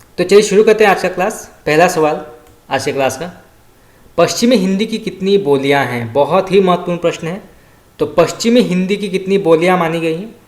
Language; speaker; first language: Hindi; native; Hindi